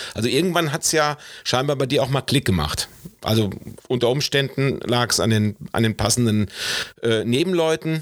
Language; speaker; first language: German; native; German